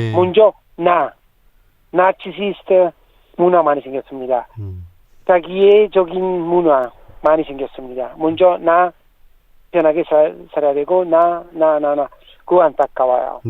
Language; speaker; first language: Korean; non-native, learner; Italian